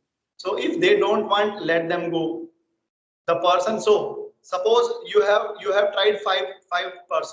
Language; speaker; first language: English; non-native, local second language; Hindi